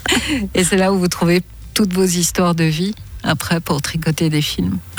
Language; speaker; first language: French; native; French